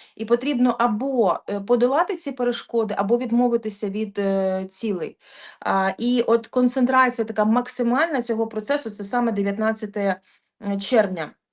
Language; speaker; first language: Ukrainian; non-native, local second language; Russian